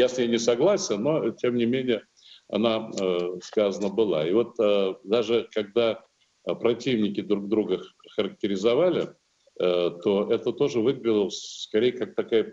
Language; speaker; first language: Russian; native; Russian